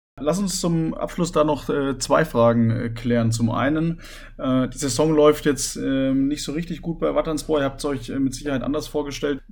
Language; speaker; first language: German; native; German